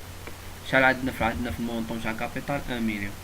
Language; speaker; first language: Arabic; native; Arabic